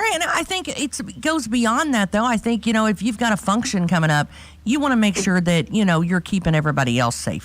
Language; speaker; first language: English; native; English